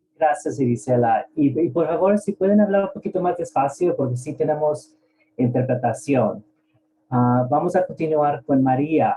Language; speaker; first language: Spanish; early bilingual, heritage; Spanish